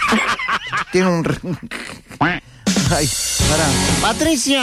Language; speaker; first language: Spanish; native; Spanish